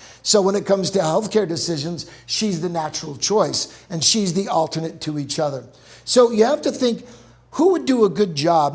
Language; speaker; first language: English; native; English